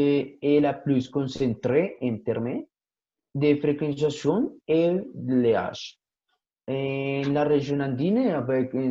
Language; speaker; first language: French; non-native, learner; Spanish